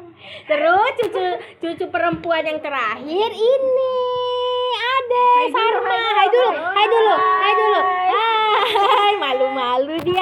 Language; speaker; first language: Indonesian; native; Indonesian